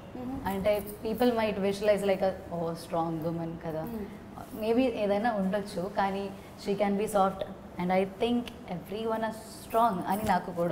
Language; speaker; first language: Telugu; non-native, learner; Malayalam